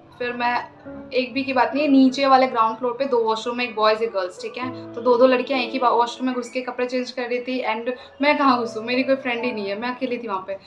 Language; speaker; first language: Hindi; non-native, local second language; Assamese